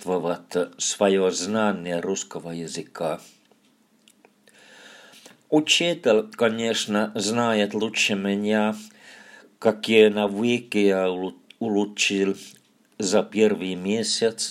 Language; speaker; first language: Russian; non-native, fluent; Finnish